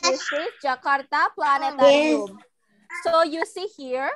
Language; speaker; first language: English; non-native, local second language; Indonesian